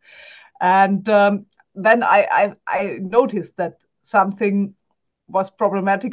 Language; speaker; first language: English; non-native, fluent; German